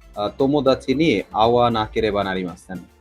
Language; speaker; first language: Japanese; non-native, learner; Bangla